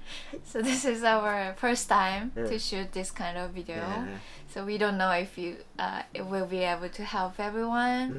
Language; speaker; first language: English; non-native, learner; Japanese